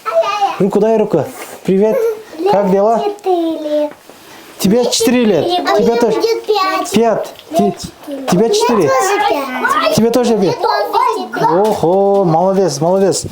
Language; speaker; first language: Russian; non-native, learner; Kyrgyz